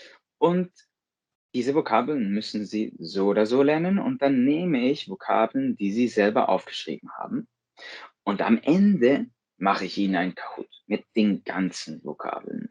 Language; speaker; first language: German; non-native, fluent; Spanish